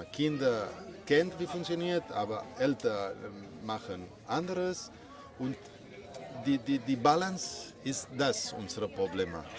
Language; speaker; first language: German; non-native, learner; Spanish